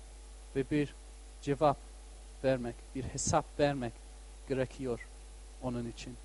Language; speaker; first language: Turkish; non-native, fluent; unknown